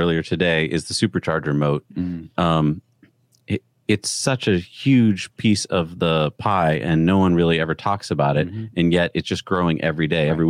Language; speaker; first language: English; native; English